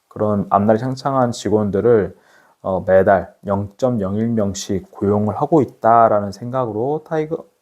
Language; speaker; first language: Korean; native; Korean